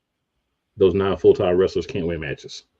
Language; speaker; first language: English; native; English